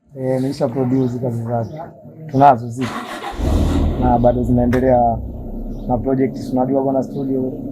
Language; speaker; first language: Swahili; native; Swahili